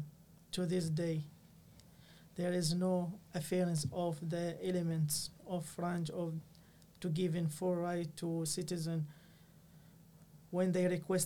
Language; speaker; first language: English; non-native, learner; Arabic